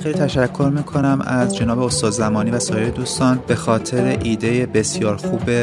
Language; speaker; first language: Persian; native; Persian